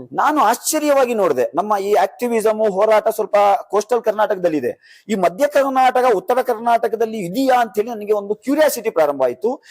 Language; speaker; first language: Kannada; non-native, local second language; Urdu